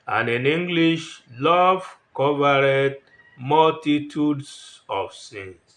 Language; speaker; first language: English; non-native, local second language; Yoruba